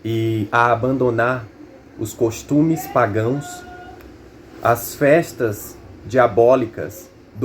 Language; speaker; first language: Portuguese; native; Portuguese